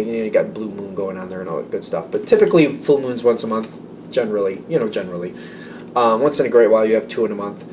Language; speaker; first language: English; native; English